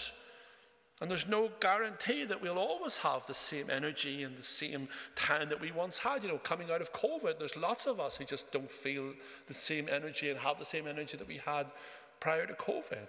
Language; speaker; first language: English; native; English